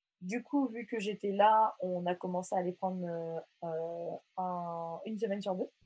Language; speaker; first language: French; non-native, local second language; Morisyen